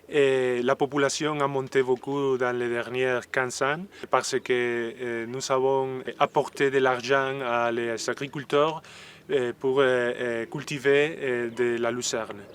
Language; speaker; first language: French; non-native, learner; Spanish